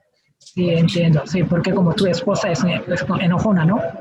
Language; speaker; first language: Spanish; non-native, fluent; Japanese